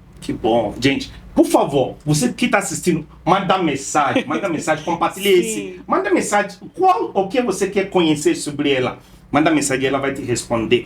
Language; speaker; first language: Portuguese; non-native, fluent; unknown